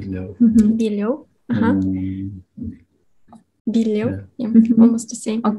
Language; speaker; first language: English; non-native, fluent; Kazakh